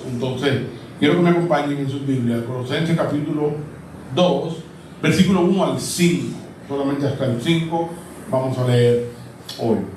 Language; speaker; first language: Spanish; native; Spanish